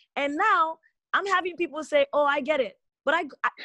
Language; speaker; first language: English; non-native, local second language; Igbo